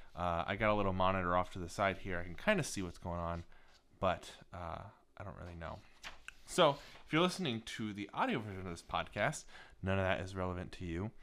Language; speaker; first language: English; native; English